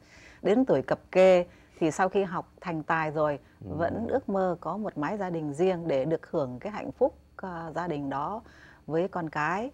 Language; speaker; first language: Vietnamese; native; Vietnamese